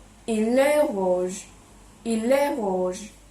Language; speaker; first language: French; non-native, learner; Chinese